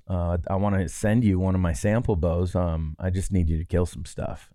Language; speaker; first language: English; native; English